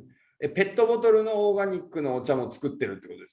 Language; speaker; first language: Japanese; native; Japanese